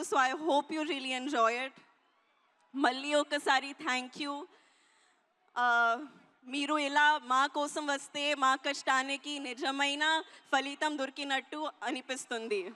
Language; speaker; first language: Telugu; non-native, learner; Hindi